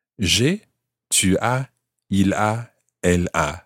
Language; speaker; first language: French; non-native, fluent; English